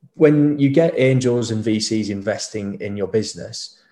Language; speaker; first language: English; native; English